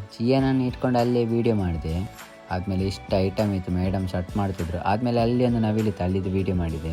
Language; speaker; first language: Kannada; non-native, local second language; Tulu